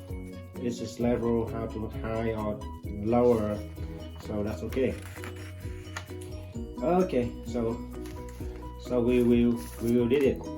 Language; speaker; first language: English; non-native, learner; Vietnamese